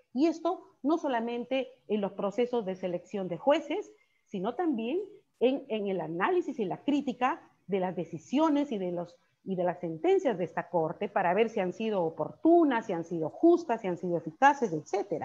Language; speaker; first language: Spanish; native; Spanish